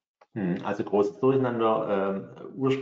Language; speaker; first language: German; native; German